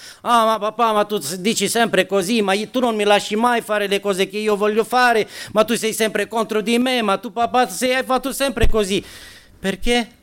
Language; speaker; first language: Italian; non-native, fluent; Romanian